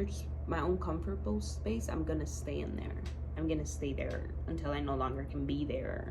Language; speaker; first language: English; native; English